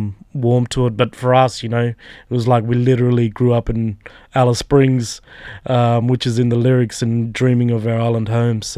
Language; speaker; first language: English; native; English